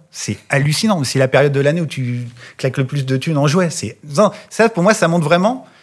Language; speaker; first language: French; native; French